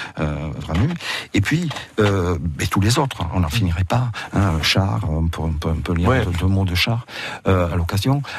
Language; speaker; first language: French; early bilingual, other home language; Catalan